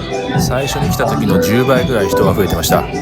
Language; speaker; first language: Japanese; native; Japanese